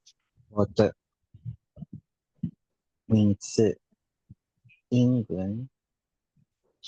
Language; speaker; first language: Chinese; non-native, learner; Filipino